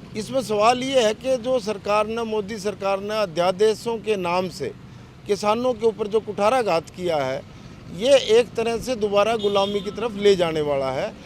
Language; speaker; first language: Hindi; native; Hindi